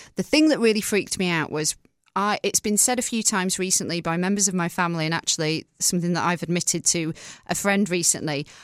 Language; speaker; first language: English; native; English